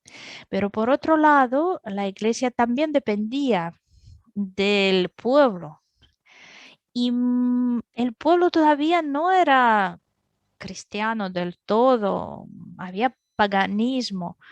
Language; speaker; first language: Spanish; non-native, fluent; Russian